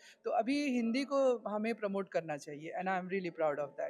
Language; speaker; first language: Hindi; early bilingual, heritage; Hindi